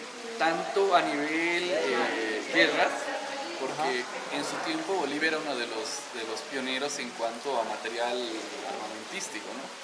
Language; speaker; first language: Spanish; native; Spanish